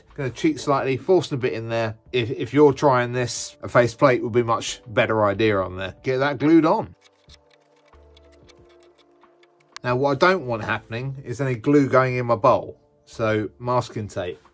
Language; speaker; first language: English; native; English